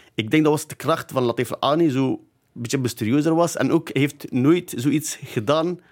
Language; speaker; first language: Dutch; non-native, fluent; Kurdish